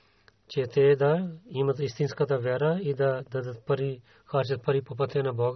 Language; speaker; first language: Bulgarian; non-native, learner; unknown